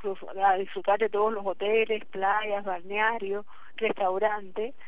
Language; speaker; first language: Spanish; native; Spanish